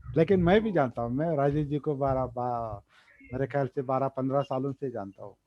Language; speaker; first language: Hindi; non-native, local second language; Marathi